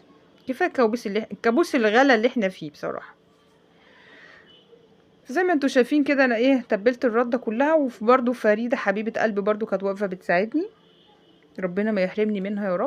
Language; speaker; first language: Arabic; native; Arabic